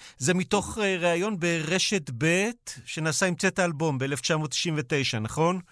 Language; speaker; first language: Hebrew; native; Hebrew